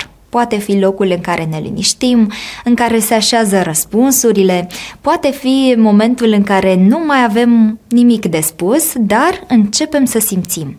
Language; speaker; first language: Romanian; native; Romanian